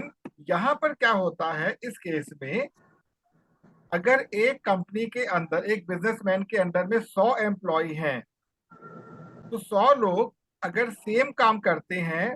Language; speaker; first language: Hindi; native; Hindi